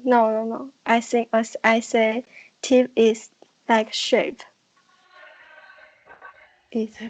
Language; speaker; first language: English; non-native, learner; Chinese